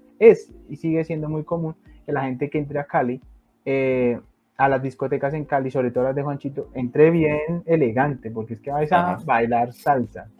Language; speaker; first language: Spanish; native; Spanish